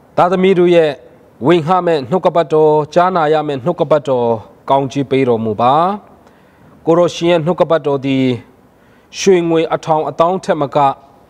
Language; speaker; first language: Burmese; non-native, local second language; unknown